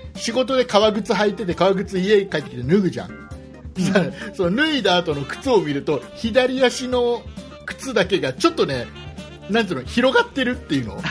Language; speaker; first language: Japanese; native; Japanese